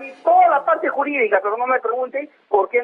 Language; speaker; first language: Spanish; native; Spanish